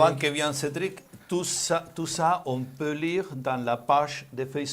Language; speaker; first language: French; non-native, learner; Spanish